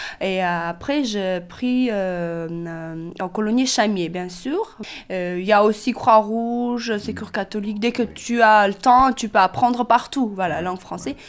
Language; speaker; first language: French; non-native, learner; Russian